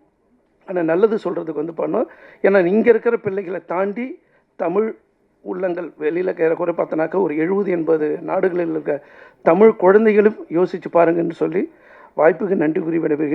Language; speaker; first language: Tamil; native; Tamil